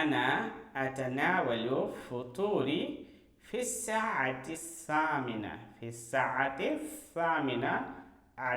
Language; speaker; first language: Arabic; non-native, fluent; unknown